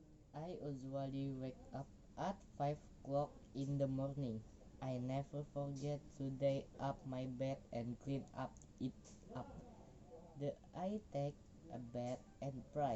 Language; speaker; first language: English; non-native, learner; Indonesian